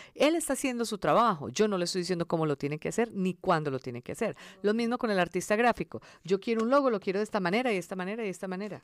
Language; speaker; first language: Spanish; early bilingual, other home language; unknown